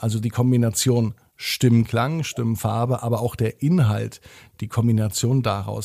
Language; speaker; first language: German; native; German